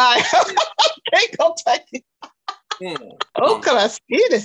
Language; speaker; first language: Japanese; non-native, learner; Chinese